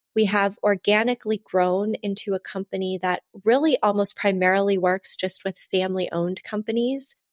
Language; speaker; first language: English; native; English